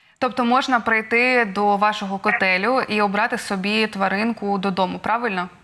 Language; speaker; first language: Ukrainian; native; Ukrainian